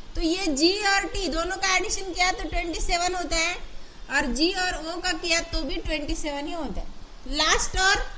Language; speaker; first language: Hindi; non-native, local second language; Marathi